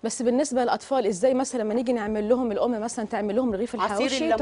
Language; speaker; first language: Arabic; native; Arabic